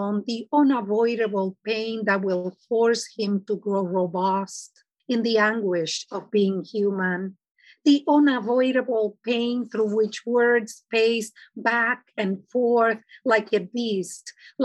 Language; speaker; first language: English; non-native, fluent; Spanish